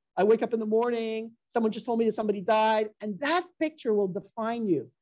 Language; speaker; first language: English; native; English